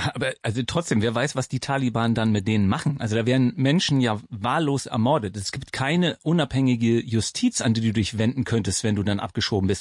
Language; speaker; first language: German; native; German